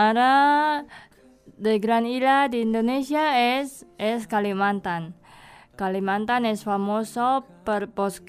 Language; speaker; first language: Catalan; non-native, learner; Indonesian